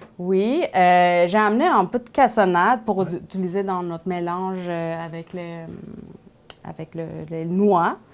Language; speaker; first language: French; non-native, fluent; Persian